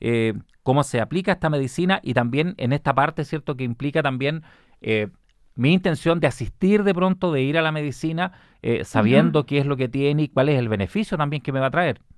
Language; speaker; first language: Spanish; native; Spanish